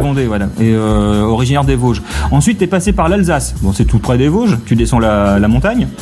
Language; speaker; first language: French; native; French